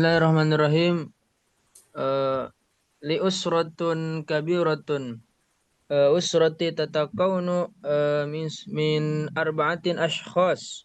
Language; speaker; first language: Arabic; non-native, learner; Indonesian